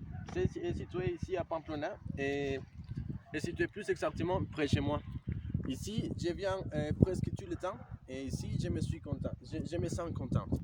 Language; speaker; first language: French; non-native, learner; Spanish